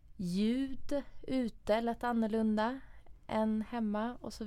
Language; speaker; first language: Swedish; early bilingual, other home language; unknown